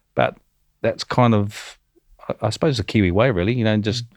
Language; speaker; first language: English; native; English